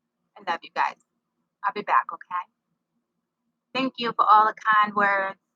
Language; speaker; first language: English; native; English